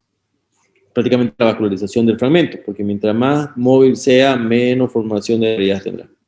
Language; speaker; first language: Spanish; native; Spanish